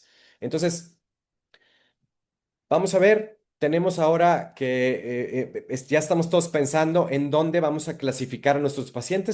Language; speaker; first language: Spanish; native; Spanish